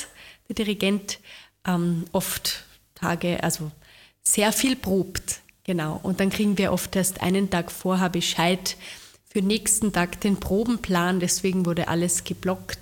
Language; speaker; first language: German; native; German